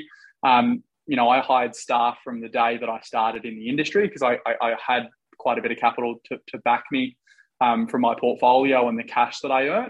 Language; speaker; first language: English; native; English